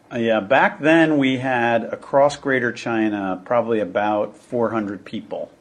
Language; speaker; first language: English; native; English